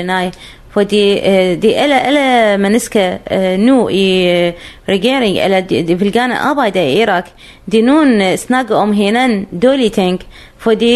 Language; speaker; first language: Danish; non-native, learner; Arabic